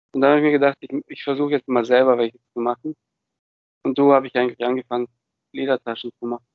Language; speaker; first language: German; early bilingual, other home language; Bulgarian